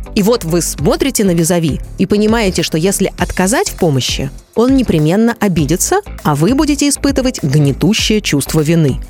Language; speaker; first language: Russian; native; Russian